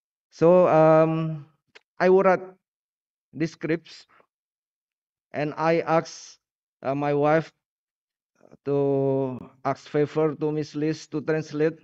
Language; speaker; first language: English; non-native, learner; Indonesian